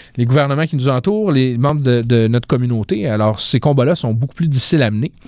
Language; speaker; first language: French; native; French